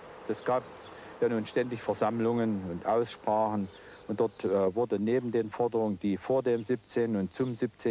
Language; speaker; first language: German; native; German